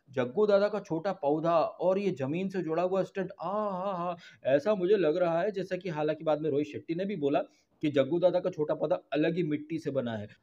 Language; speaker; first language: Hindi; native; Hindi